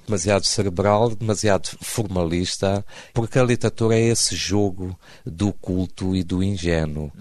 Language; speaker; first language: Portuguese; native; Portuguese